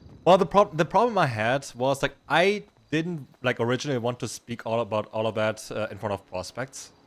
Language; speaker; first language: English; non-native, fluent; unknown